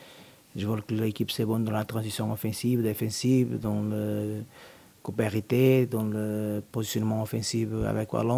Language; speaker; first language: French; non-native, learner; Portuguese